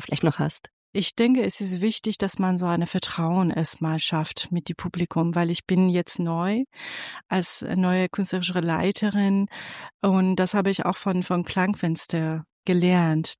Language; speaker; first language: German; non-native, fluent; Persian